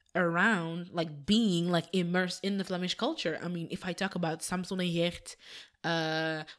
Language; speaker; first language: English; non-native, fluent; Dutch